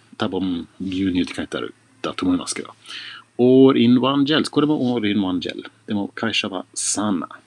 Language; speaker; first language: Japanese; non-native, learner; Swedish